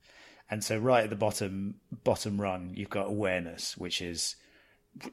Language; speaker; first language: English; native; English